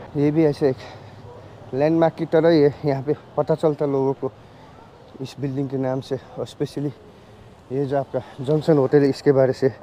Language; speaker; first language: Hindi; non-native, local second language; Nepali